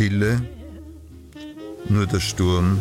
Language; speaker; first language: German; native; German